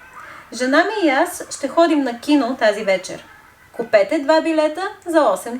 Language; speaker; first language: Bulgarian; non-native, fluent; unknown